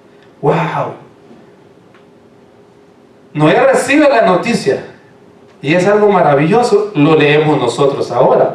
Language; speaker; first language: Spanish; native; Spanish